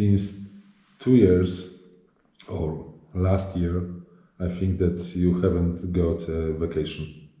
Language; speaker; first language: English; non-native, learner; Polish